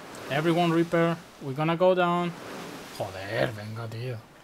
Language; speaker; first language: English; non-native, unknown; Spanish